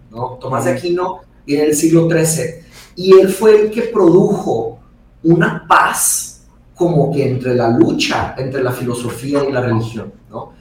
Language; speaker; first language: Spanish; early bilingual, other home language; Portuguese